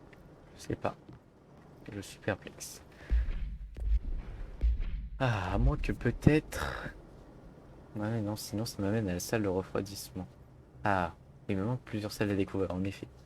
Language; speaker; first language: French; native; French